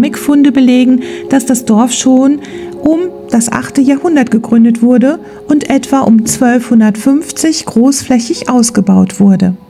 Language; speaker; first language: German; native; German